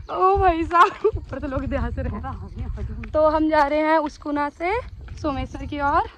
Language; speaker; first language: Hindi; native; Hindi